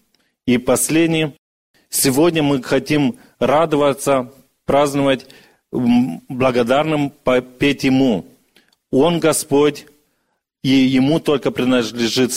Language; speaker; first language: Russian; early bilingual, other home language; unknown